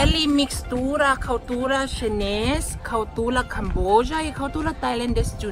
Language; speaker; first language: Portuguese; non-native, learner; Thai